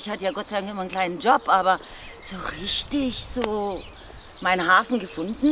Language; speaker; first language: German; native; German